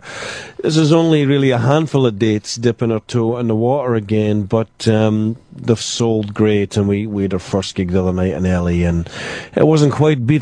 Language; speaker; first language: English; native; English